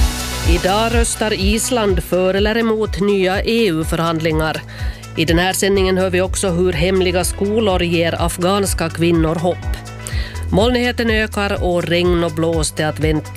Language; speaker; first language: Swedish; native; Swedish